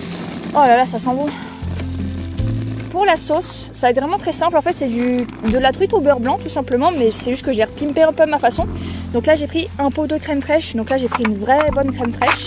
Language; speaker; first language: French; native; French